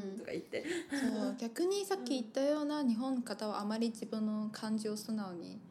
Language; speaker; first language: Japanese; non-native, fluent; Chinese